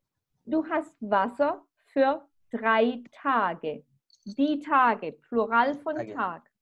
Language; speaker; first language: German; non-native, fluent; Spanish